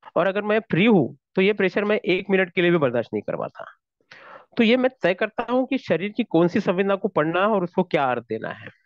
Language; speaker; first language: Hindi; non-native, local second language; Marathi